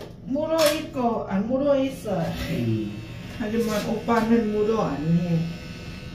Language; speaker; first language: Korean; non-native, learner; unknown